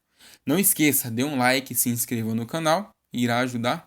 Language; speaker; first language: Portuguese; native; Portuguese